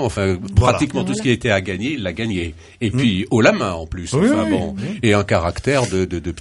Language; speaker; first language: French; native; French